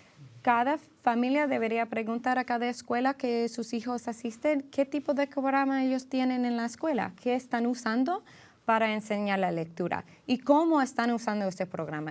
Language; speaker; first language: Spanish; early bilingual, heritage; English